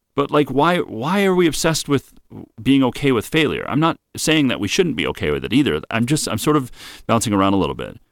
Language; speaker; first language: English; native; English